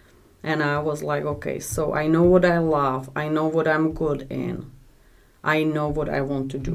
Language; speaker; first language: English; non-native, learner; Czech